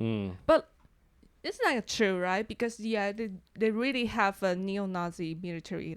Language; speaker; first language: English; non-native, learner; Chinese